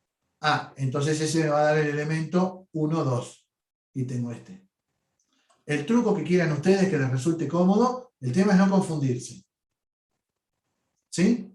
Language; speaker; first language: Spanish; native; Spanish